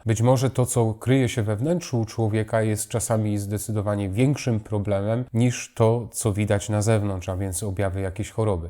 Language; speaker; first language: Polish; native; Polish